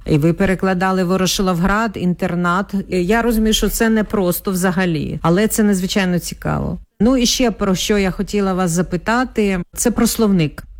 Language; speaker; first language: Ukrainian; native; Ukrainian